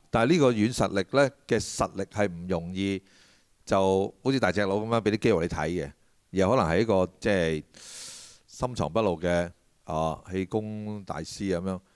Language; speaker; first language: Cantonese; native; Cantonese